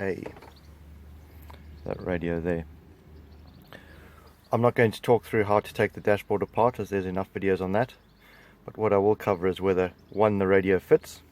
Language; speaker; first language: English; native; English